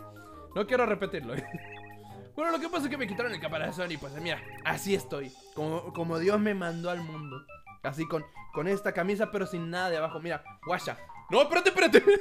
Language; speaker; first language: Spanish; native; Spanish